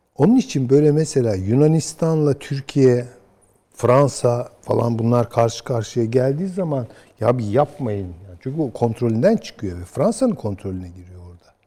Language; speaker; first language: Turkish; native; Turkish